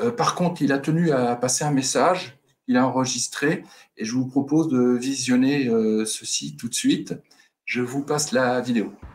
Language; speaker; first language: French; native; French